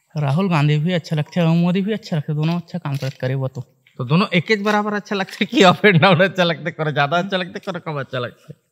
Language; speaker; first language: Hindi; native; Hindi